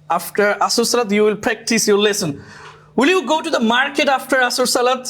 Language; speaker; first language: English; non-native, fluent; Bangla